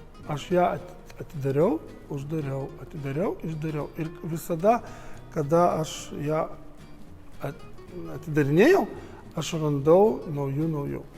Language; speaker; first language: Lithuanian; non-native, local second language; Romany